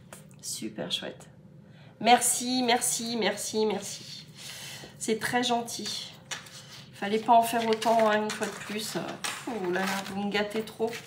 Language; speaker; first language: French; native; French